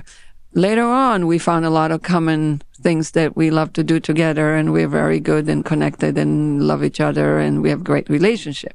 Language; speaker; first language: English; non-native, fluent; Hebrew